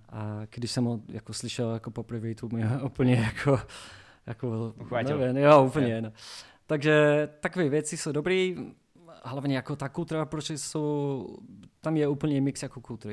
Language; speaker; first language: Czech; non-native, learner; English